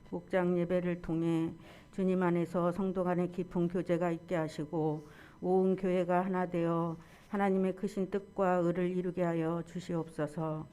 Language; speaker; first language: Korean; native; Korean